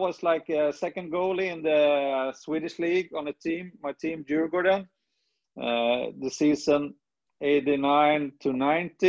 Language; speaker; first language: English; non-native, fluent; Swedish